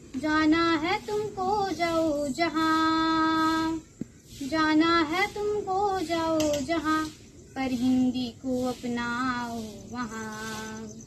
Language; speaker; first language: Hindi; native; Hindi